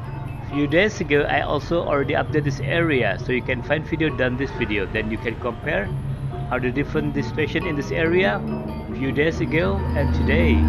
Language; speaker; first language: English; non-native, fluent; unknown